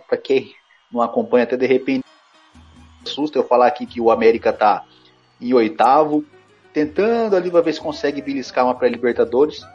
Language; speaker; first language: Portuguese; native; Portuguese